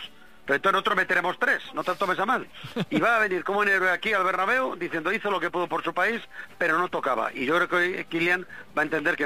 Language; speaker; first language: Spanish; native; Spanish